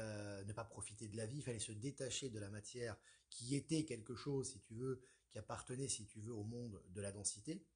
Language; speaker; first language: French; native; French